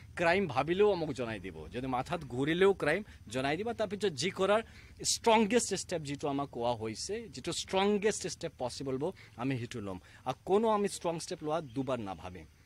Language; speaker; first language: Assamese; non-native, fluent; Hindi